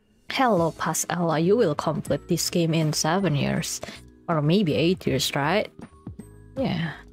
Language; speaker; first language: English; non-native, fluent; Indonesian